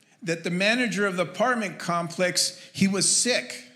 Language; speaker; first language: English; native; English